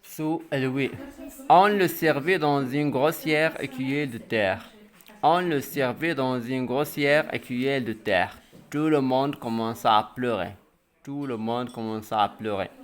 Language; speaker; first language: French; non-native, local second language; Arabic